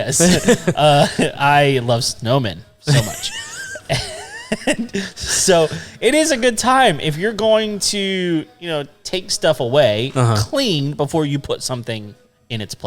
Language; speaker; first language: English; native; English